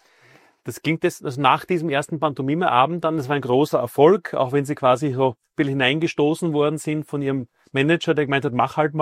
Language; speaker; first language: German; native; German